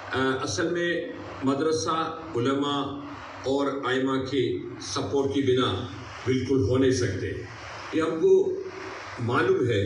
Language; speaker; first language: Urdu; non-native, local second language; Malayalam